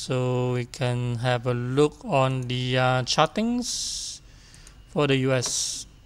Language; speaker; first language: English; non-native, local second language; Chinese